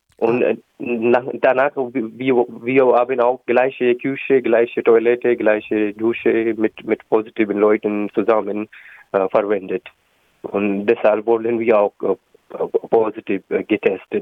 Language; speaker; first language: German; non-native, learner; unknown